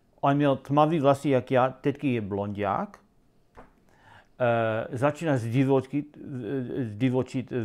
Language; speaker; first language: Czech; non-native, learner; English